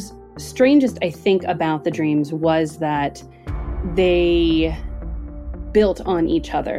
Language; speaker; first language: English; native; English